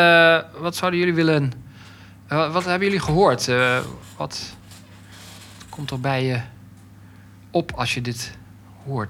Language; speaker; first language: Dutch; native; Dutch